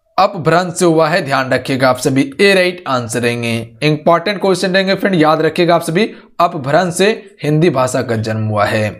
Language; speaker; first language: Hindi; native; Hindi